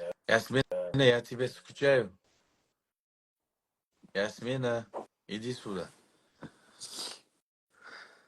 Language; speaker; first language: Russian; non-native, learner; Uzbek